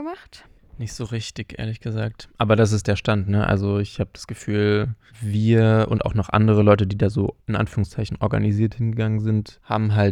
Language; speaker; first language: German; native; German